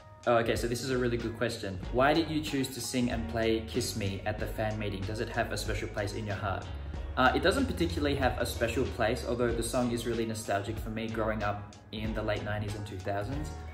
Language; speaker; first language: English; native; English